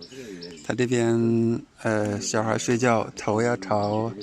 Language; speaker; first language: Chinese; native; Chinese